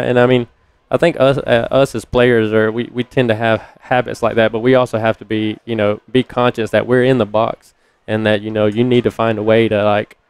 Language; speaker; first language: English; early bilingual, other home language; Spanish